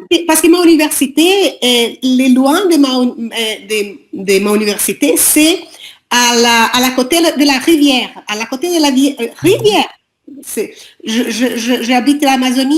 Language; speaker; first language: French; non-native, learner; Portuguese